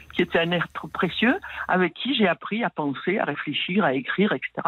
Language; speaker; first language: French; native; French